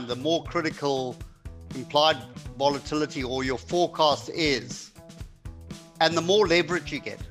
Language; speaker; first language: English; native; English